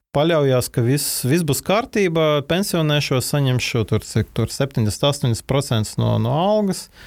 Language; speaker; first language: Latvian; non-native, local second language; Russian